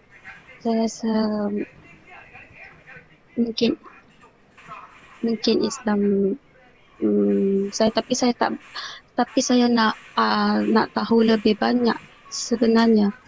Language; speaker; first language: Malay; non-native, local second language; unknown